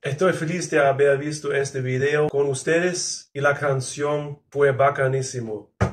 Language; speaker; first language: Spanish; non-native, fluent; English